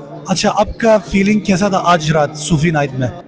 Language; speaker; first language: Hindi; non-native, learner; Turkish